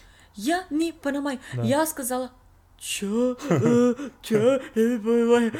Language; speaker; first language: Russian; non-native, learner; English